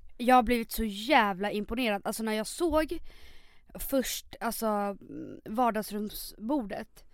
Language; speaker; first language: Swedish; early bilingual, other home language; Spanish